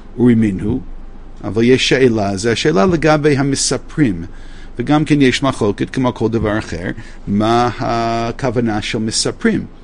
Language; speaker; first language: Hebrew; non-native, fluent; English